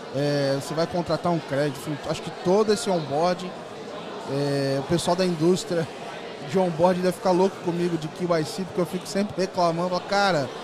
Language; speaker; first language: Portuguese; native; Portuguese